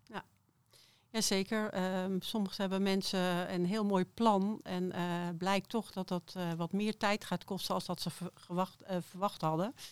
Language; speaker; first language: Dutch; native; Dutch